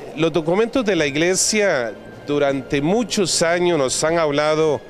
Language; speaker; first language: Spanish; native; Spanish